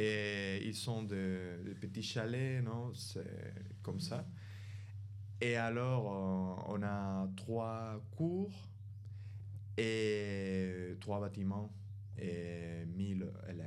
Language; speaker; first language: French; non-native, fluent; Spanish